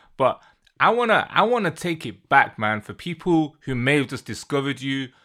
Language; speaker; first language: English; native; English